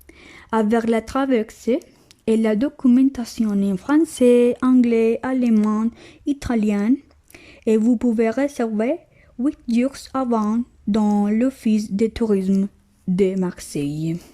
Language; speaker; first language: French; non-native, learner; Spanish